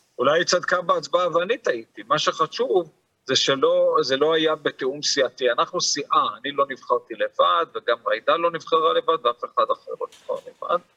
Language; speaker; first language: Hebrew; native; Hebrew